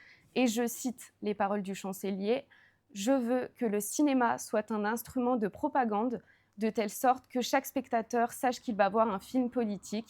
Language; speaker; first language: French; native; French